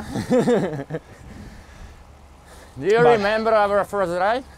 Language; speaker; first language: English; non-native, fluent; Slovak